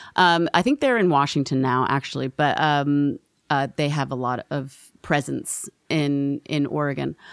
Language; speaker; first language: English; native; English